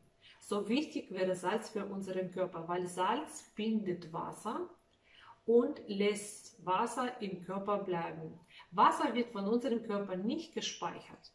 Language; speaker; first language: German; non-native, fluent; Russian